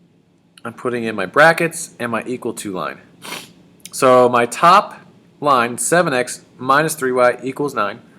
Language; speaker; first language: English; native; English